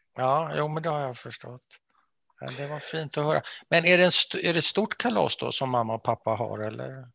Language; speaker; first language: Swedish; native; Swedish